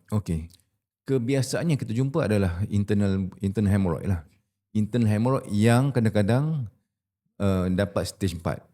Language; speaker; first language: Malay; native; Malay